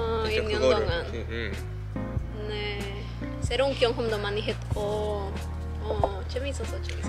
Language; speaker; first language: Korean; non-native, learner; Spanish